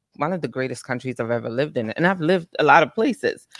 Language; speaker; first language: English; non-native, fluent; Italian